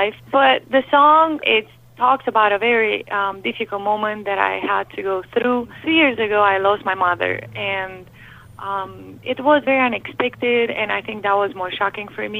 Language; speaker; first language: English; non-native, fluent; Romanian